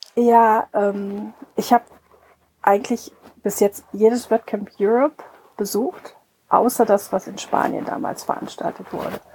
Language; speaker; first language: German; native; German